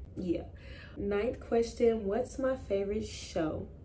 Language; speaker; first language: English; native; English